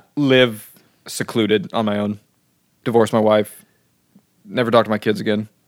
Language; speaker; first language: English; native; English